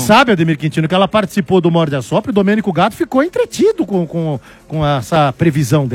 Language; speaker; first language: Portuguese; native; Portuguese